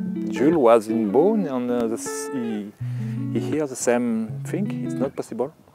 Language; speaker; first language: English; non-native, learner; French